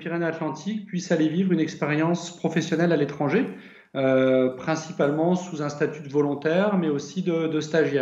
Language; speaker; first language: French; native; French